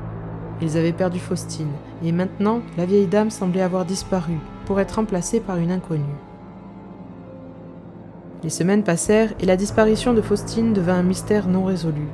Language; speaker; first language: French; native; French